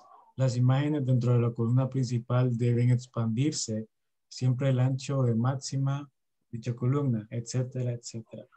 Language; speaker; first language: Spanish; native; Spanish